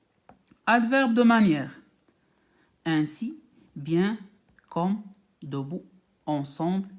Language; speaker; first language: French; non-native, local second language; Arabic